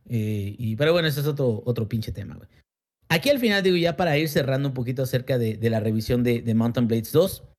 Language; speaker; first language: Spanish; native; Spanish